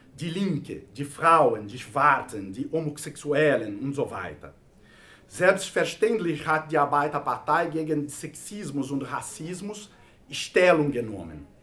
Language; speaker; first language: German; non-native, fluent; Portuguese